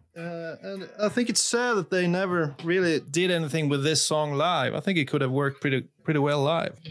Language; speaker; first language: English; non-native, fluent; Swedish